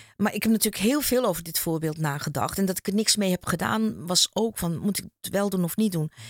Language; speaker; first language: Dutch; early bilingual, other home language; Turkish